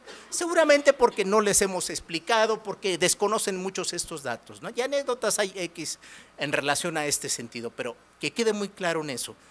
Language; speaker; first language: Spanish; native; Spanish